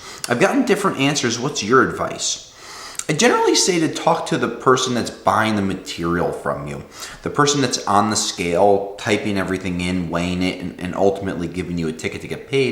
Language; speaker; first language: English; native; English